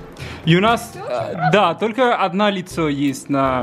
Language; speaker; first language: Russian; native; Russian